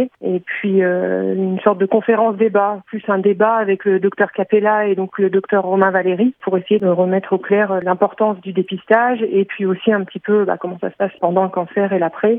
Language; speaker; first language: French; native; French